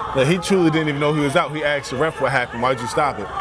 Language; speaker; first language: English; native; English